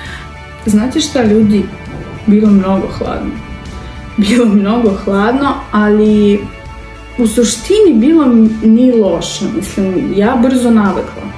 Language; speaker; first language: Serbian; non-native, learner; Russian